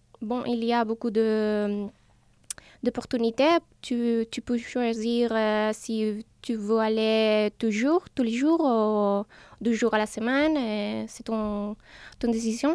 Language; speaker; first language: French; non-native, learner; Spanish